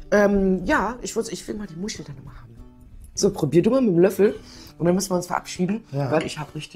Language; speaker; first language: German; native; German